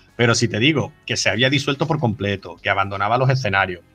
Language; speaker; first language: Spanish; native; Spanish